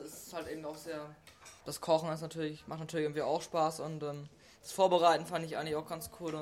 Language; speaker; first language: German; native; German